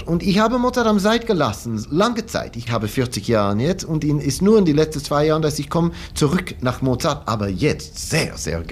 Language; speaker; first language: German; non-native, fluent; English